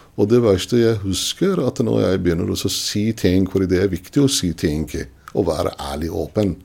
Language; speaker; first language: Norwegian; non-native, fluent; Persian